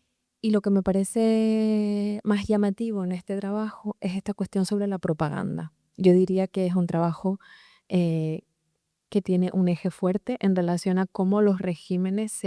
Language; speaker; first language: Spanish; native; Spanish